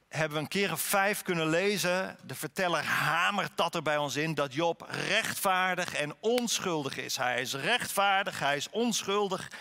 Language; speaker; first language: Dutch; native; Dutch